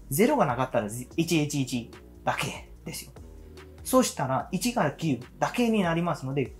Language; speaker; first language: Japanese; non-native, learner; Hindi